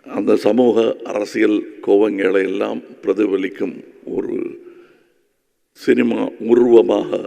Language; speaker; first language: Tamil; native; Tamil